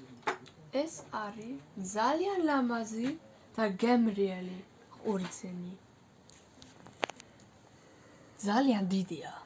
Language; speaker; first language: Georgian; early bilingual, heritage; Georgian